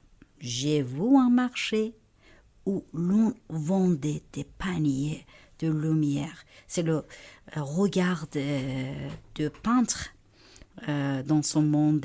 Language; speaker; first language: French; non-native, fluent; Persian